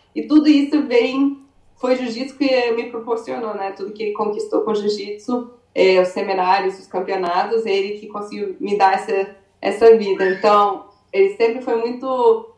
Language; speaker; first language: Portuguese; early bilingual, other home language; English